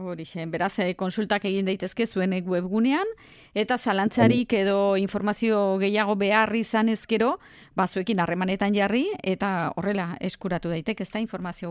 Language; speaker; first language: Basque; native; Basque